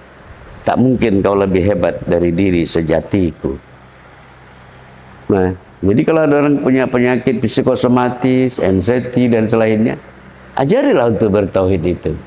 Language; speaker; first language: Indonesian; native; Indonesian